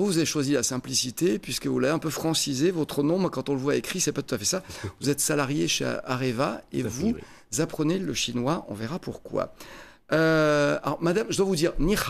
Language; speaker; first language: French; native; French